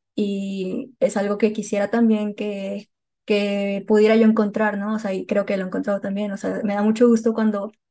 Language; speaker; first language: Spanish; native; Spanish